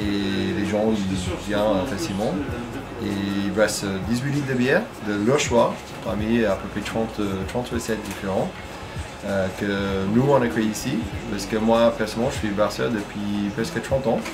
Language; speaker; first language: French; non-native, fluent; English